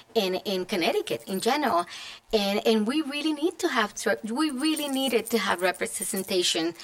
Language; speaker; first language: English; non-native, fluent; Spanish